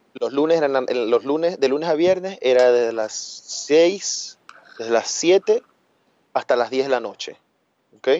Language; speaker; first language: Spanish; native; Spanish